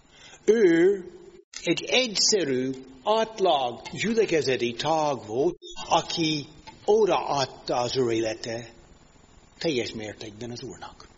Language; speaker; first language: Hungarian; non-native, fluent; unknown